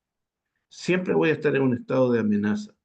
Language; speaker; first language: Spanish; native; Spanish